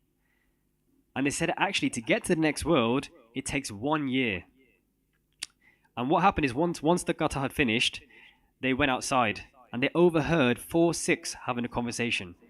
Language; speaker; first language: English; non-native, local second language; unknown